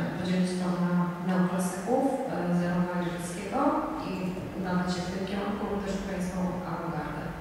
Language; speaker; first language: Polish; non-native, learner; Ukrainian